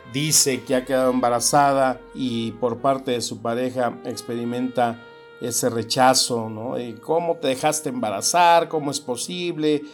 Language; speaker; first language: Spanish; native; Spanish